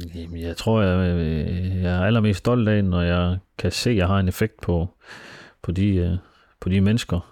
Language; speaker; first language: Danish; early bilingual, other home language; Somali